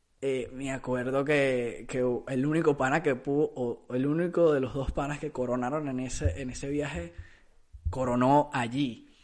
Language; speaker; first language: Spanish; native; Spanish